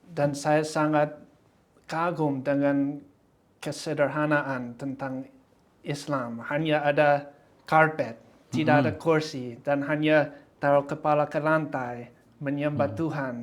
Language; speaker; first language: Indonesian; non-native, fluent; English